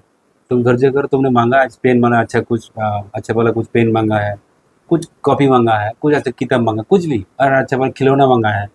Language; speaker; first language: Hindi; non-native, local second language; Bangla